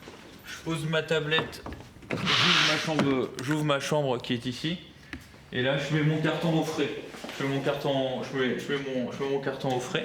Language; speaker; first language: French; native; French